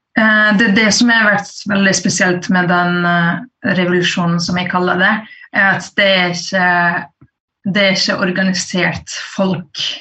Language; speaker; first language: Norwegian; early bilingual, other home language; Kurdish